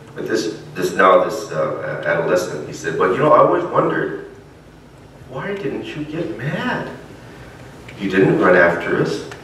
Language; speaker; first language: English; native; English